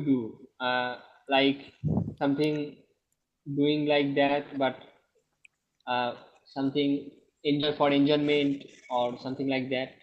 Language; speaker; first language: English; non-native, local second language; Bangla